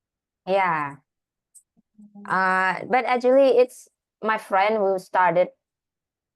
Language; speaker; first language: English; non-native, learner; Indonesian